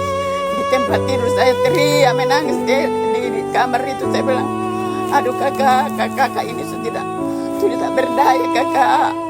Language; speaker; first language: Indonesian; non-native, local second language; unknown